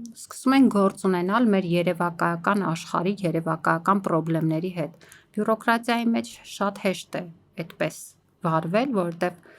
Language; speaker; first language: Armenian; native; Armenian